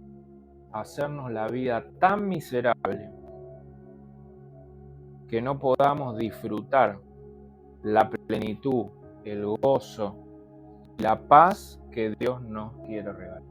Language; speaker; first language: Spanish; native; Spanish